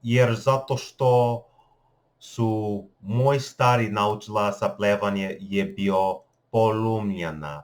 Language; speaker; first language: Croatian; non-native, learner; English